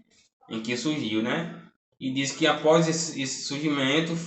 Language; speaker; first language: Portuguese; native; Portuguese